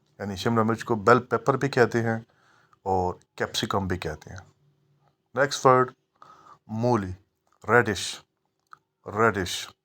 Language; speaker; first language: Urdu; native; Urdu